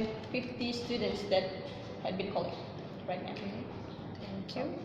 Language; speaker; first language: English; non-native, learner; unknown